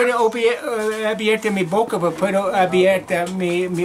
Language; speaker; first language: Spanish; non-native, learner; English